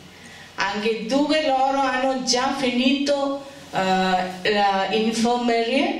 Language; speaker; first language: Italian; non-native, learner; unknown